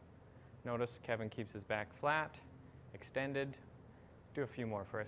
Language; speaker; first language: English; native; English